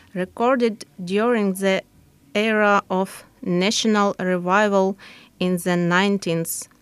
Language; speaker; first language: English; non-native, fluent; Ukrainian